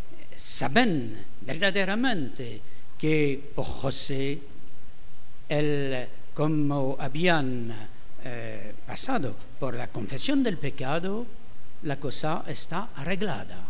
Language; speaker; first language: Spanish; non-native, fluent; French